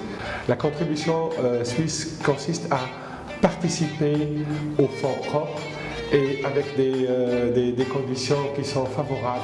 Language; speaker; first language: French; non-native, local second language; Arabic